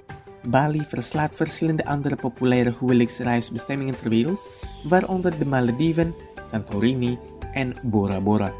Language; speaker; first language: Dutch; non-native, fluent; Indonesian